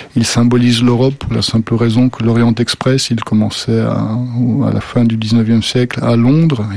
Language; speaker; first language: French; early bilingual, other home language; Slovenian